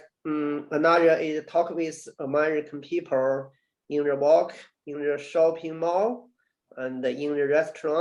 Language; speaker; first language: English; non-native, learner; Chinese